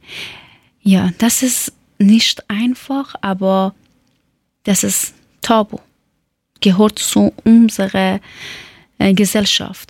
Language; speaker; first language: German; non-native, learner; Persian